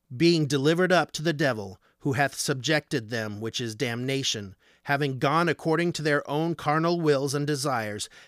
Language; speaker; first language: English; native; English